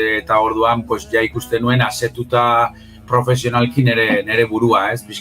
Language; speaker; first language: Basque; native; Basque